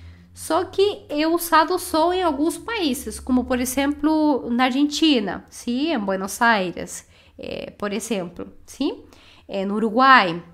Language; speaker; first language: Portuguese; non-native, fluent; Spanish